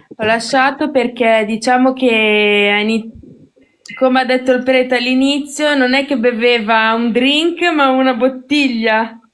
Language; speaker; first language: Italian; native; Italian